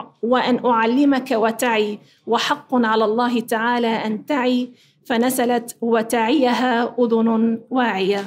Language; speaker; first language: Arabic; native; Arabic